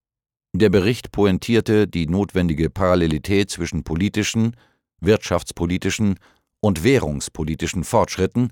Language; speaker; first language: German; native; German